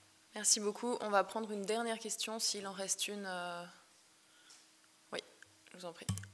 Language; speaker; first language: French; native; French